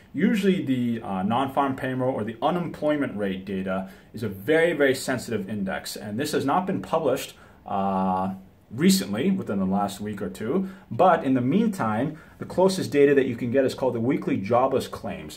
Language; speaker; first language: English; early bilingual, other home language; Japanese